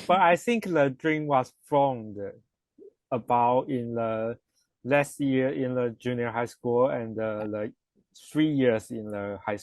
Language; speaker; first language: English; non-native, learner; Chinese